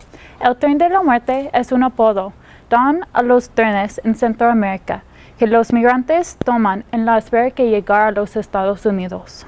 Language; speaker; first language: Spanish; non-native, learner; English